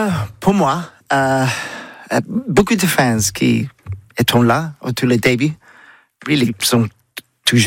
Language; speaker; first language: French; non-native, learner; English